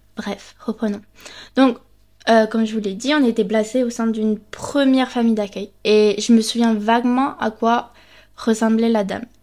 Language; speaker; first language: French; early bilingual, other home language; Spanish